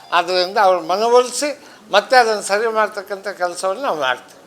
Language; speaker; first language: Kannada; non-native, local second language; Lambadi